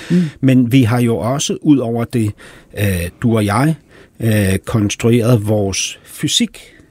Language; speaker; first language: Danish; early bilingual, heritage; Danish